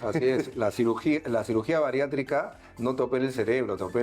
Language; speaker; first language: Spanish; native; Spanish